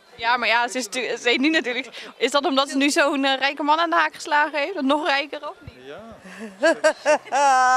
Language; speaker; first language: Dutch; native; Dutch